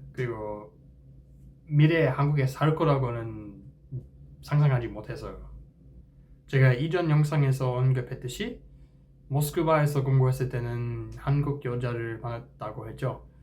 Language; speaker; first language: Korean; non-native, fluent; English